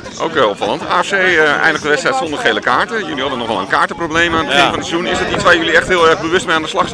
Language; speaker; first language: Dutch; native; Dutch